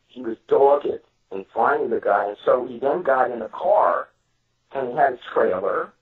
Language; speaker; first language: English; native; English